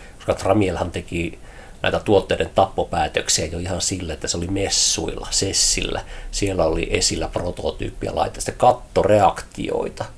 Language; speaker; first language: Finnish; native; Finnish